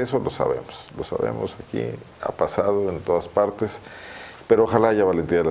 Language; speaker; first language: Spanish; native; Spanish